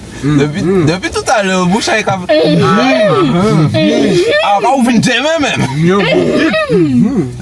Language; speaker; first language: French; native; French